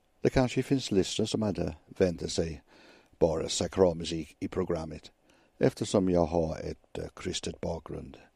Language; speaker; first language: Swedish; non-native, fluent; English